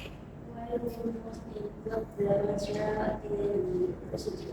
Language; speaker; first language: English; non-native, learner; Indonesian